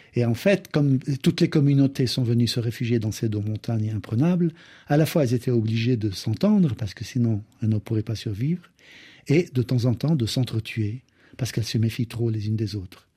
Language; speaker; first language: French; native; French